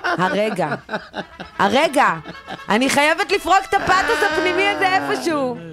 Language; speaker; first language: Hebrew; native; Hebrew